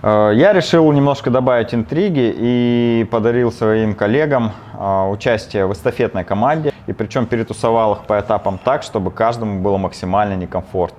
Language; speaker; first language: Russian; native; Russian